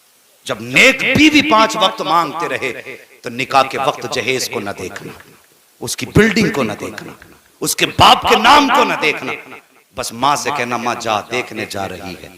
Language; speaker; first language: Hindi; native; Hindi